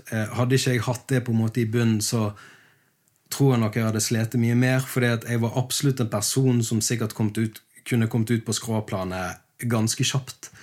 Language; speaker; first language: Norwegian; native; Norwegian